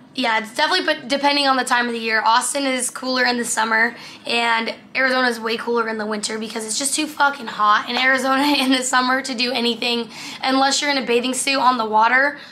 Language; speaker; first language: English; native; English